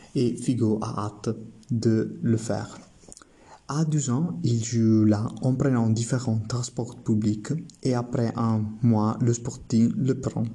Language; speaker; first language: French; non-native, learner; Italian